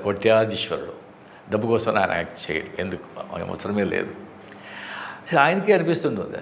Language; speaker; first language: Telugu; non-native, local second language; Marathi